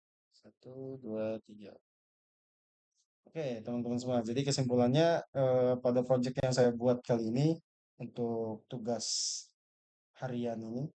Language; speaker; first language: Indonesian; native; Indonesian